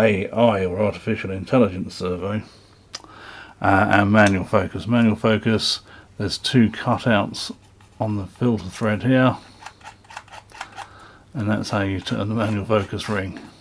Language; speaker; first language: English; native; English